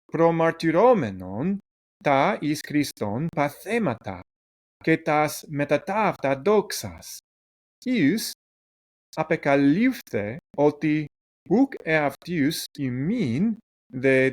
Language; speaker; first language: Greek; non-native, fluent; English